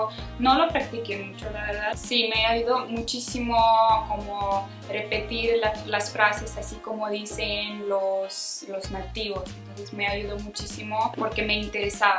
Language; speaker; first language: Spanish; non-native, fluent; Ukrainian